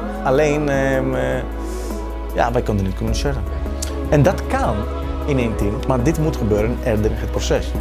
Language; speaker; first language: Dutch; non-native, fluent; Greek